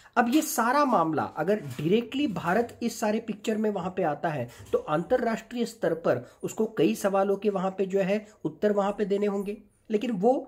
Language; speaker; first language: Hindi; non-native, local second language; Marathi